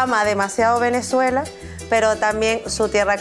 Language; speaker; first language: Spanish; native; Spanish